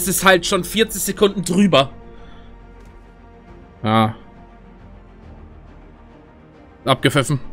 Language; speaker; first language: German; native; German